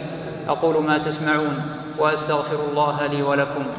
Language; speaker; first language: Arabic; native; Arabic